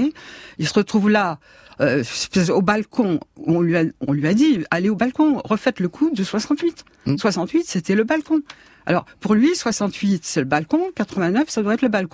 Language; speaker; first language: French; native; French